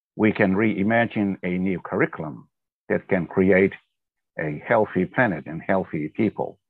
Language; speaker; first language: English; non-native, fluent; Tongan